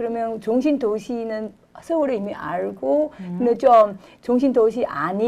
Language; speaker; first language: Korean; non-native, fluent; Chinese